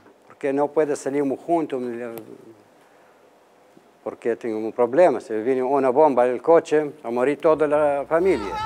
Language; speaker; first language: Spanish; non-native, learner; Arabic